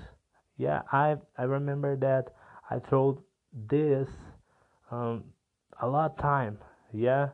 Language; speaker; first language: English; non-native, learner; Portuguese